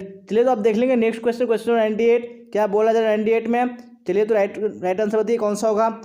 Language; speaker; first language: Hindi; native; Hindi